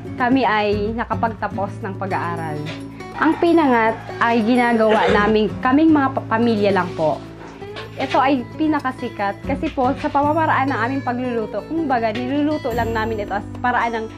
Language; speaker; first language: Filipino; non-native, local second language; Bikol